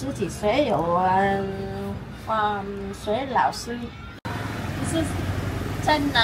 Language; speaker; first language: Chinese; non-native, learner; Vietnamese